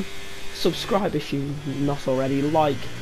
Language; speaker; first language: English; native; English